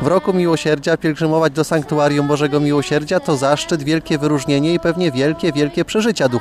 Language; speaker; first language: Polish; native; Polish